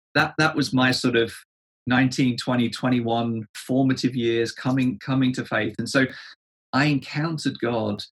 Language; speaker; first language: English; native; English